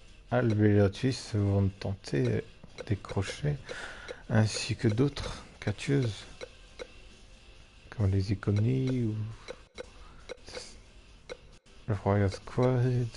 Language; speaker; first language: French; native; French